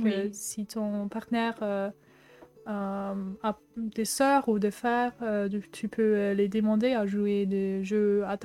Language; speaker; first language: French; non-native, fluent; German